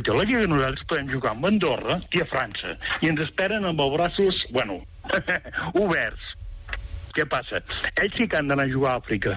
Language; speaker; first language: Catalan; native; Catalan